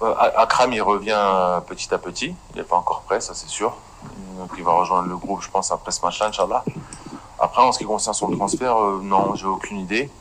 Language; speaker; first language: French; native; French